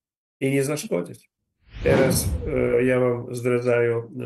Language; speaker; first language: Polish; non-native, learner; Ukrainian